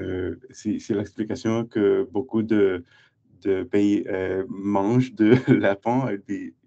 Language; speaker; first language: French; non-native, learner; English